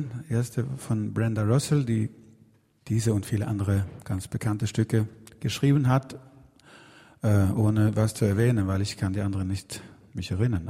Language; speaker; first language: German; non-native, learner; Swedish